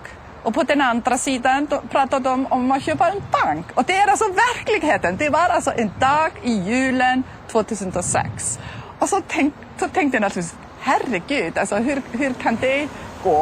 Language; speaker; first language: Swedish; non-native, fluent; Icelandic